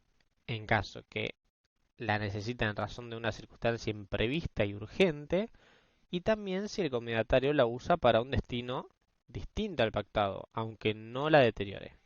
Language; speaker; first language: Spanish; native; Spanish